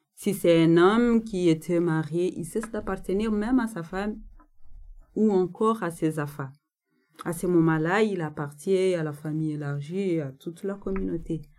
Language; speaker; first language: French; non-native, local second language; Nande